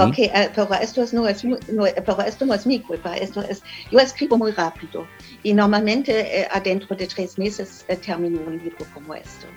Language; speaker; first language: Spanish; non-native, learner; German